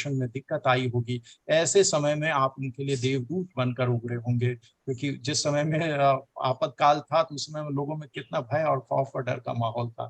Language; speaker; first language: Hindi; native; Hindi